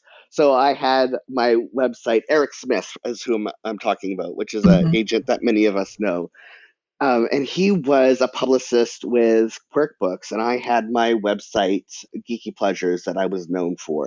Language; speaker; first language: English; native; English